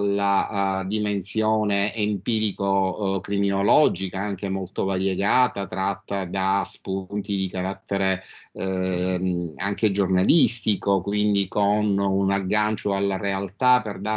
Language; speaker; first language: Italian; native; Italian